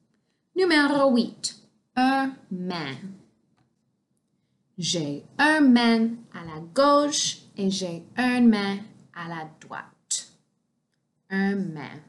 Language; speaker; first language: French; non-native, fluent; English